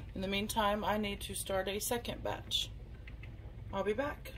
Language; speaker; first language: English; native; English